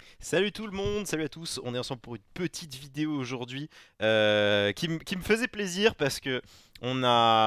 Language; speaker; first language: French; native; French